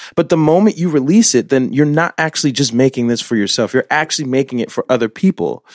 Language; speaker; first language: English; native; English